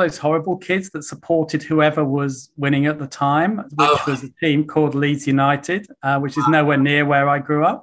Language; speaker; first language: English; native; English